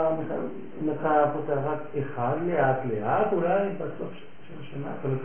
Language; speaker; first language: Hebrew; non-native, fluent; French